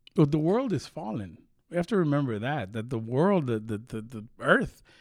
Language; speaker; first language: English; early bilingual, other home language; Spanish